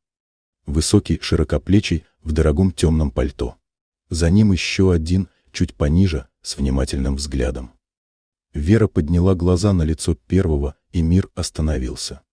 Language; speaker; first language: Russian; native; Russian